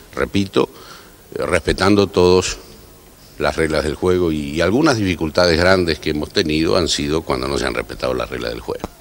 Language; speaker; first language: Spanish; native; Spanish